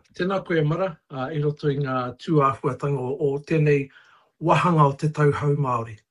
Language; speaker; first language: Māori; non-native, local second language; English